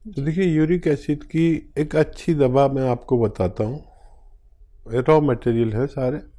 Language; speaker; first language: Hindi; native; Hindi